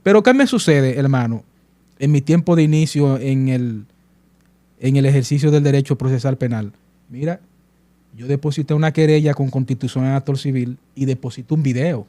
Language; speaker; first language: Spanish; native; Spanish